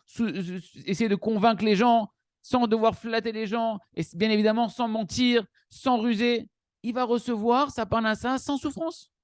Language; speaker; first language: French; native; French